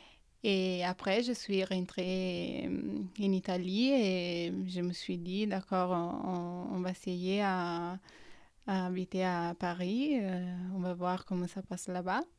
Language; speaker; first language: French; non-native, fluent; Italian